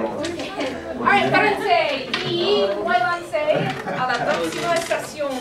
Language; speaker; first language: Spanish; non-native, learner; English